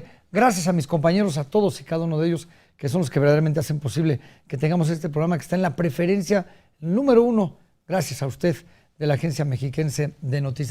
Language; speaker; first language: Spanish; native; Spanish